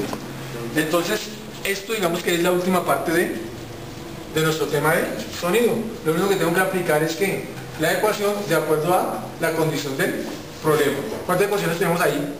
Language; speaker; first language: Spanish; native; Spanish